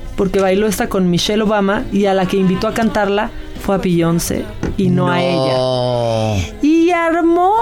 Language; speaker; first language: Spanish; native; Spanish